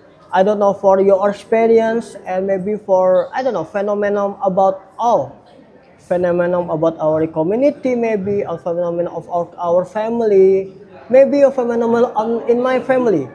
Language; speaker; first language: English; non-native, learner; Indonesian